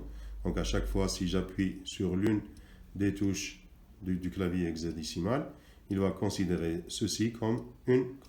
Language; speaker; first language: French; non-native, local second language; Arabic